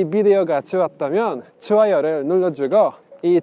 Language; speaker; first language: Korean; non-native, learner; Norwegian